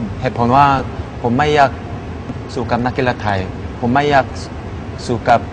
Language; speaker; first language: Thai; non-native, learner; Korean